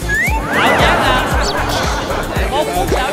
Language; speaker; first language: Vietnamese; native; Vietnamese